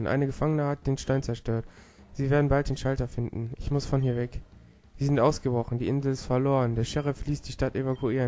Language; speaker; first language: German; native; German